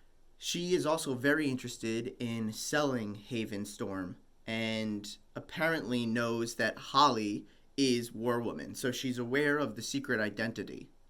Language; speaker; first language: English; native; English